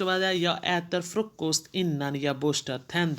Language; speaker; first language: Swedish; non-native, fluent; Urdu